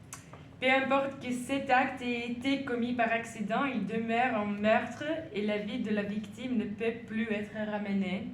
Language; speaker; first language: French; non-native, fluent; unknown